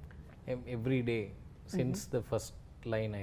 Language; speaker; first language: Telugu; non-native, learner; Tamil